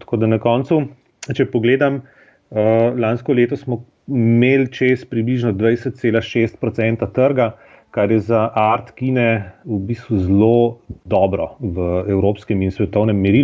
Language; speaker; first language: Slovenian; native; Slovenian